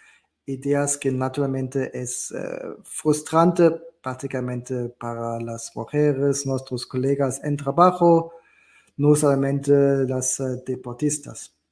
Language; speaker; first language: Spanish; non-native, fluent; German